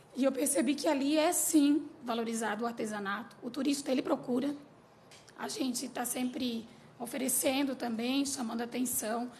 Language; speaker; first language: Portuguese; native; Portuguese